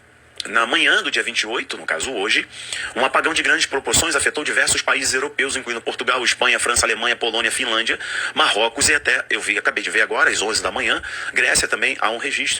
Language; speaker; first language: Portuguese; native; Portuguese